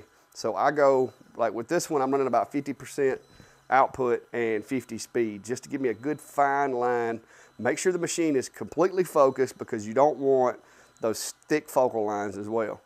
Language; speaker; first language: English; native; English